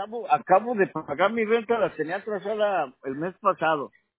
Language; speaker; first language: Spanish; native; Spanish